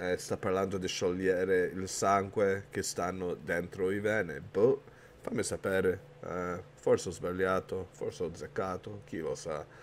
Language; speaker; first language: Italian; early bilingual, heritage; Italian